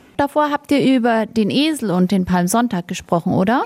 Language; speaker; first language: German; native; German